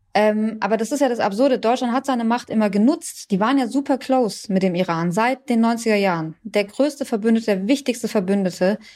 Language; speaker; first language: German; early bilingual, other home language; Persian